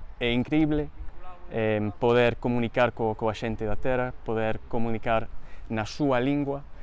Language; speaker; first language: Galician; non-native, fluent; English